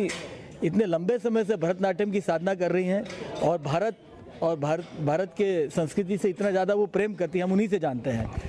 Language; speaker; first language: Hindi; native; Hindi